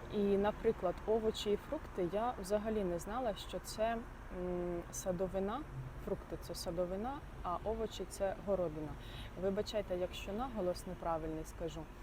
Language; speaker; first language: Ukrainian; non-native, local second language; Russian